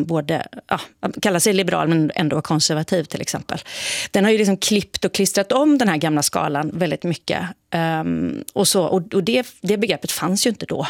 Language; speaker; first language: Swedish; native; Swedish